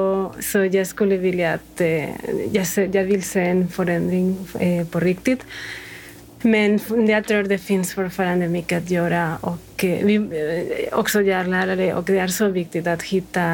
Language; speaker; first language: Swedish; non-native, fluent; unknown